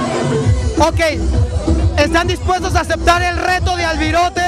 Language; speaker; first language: Spanish; native; Spanish